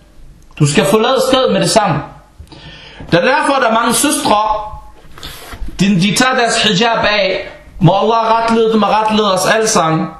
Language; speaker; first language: Danish; non-native, fluent; Arabic